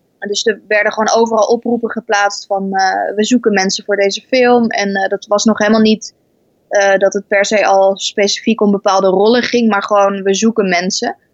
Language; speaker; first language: Dutch; native; Dutch